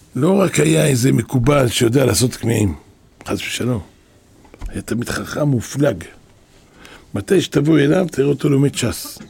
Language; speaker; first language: Hebrew; native; Hebrew